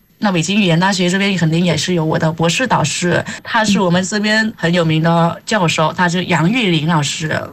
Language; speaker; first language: Chinese; non-native, fluent; Vietnamese